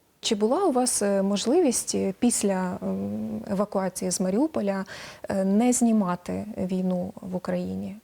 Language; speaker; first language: Ukrainian; native; Ukrainian